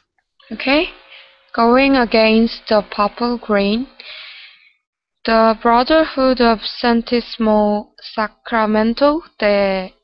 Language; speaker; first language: English; non-native, learner; Korean